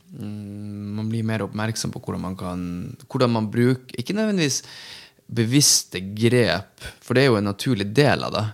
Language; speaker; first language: Norwegian; native; Norwegian